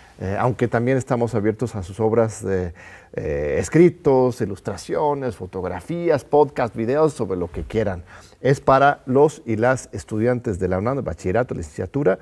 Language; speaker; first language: Spanish; non-native, fluent; English